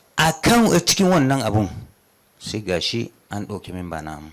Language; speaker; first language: Hausa; non-native, local second language; Fula